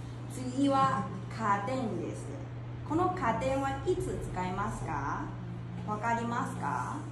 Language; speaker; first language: Japanese; non-native, fluent; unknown